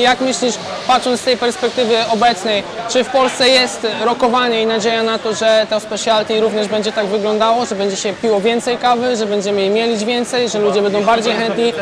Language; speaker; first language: Polish; native; Polish